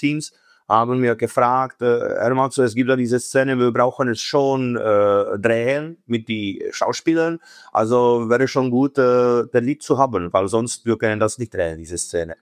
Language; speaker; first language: German; non-native, fluent; Czech